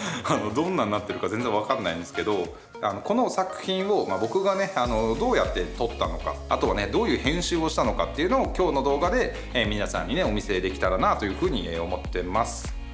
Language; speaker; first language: Japanese; native; Japanese